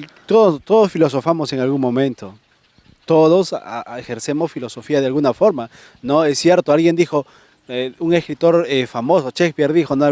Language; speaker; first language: Spanish; native; Spanish